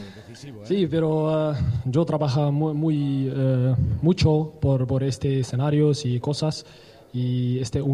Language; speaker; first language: Spanish; non-native, learner; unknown